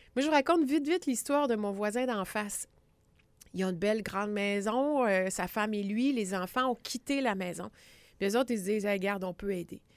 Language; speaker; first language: French; native; French